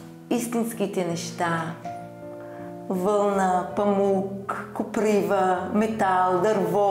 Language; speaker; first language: Bulgarian; non-native, fluent; Hebrew